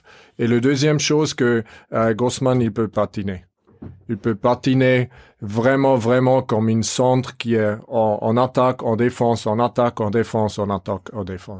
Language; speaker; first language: French; non-native, fluent; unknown